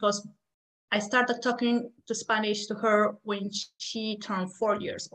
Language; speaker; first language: English; non-native, fluent; Spanish